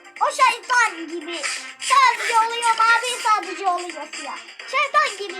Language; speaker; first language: Turkish; early bilingual, other home language; Arabic